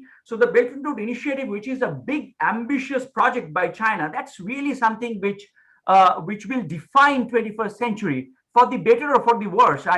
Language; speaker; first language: English; non-native, local second language; Bangla